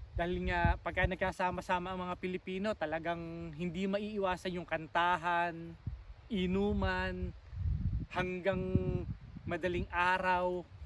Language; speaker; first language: Filipino; native; Filipino